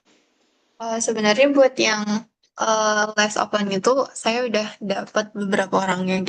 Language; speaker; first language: Indonesian; native; Indonesian